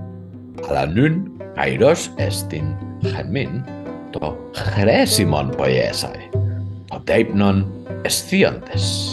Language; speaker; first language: Greek; non-native, fluent; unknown